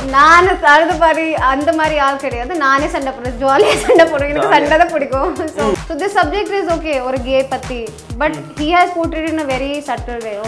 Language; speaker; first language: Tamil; non-native, learner; Hindi